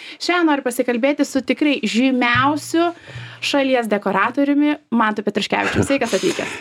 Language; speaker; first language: Lithuanian; native; Lithuanian